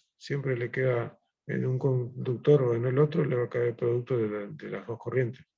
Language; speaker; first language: Spanish; native; Spanish